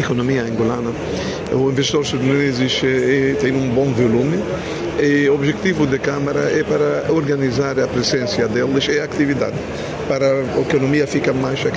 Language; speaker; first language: Portuguese; non-native, learner; Arabic